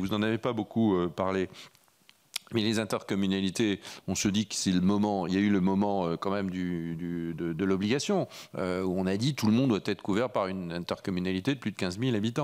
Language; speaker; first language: French; native; French